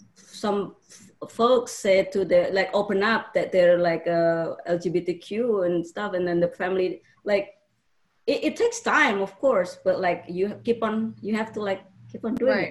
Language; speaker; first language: English; non-native, fluent; Indonesian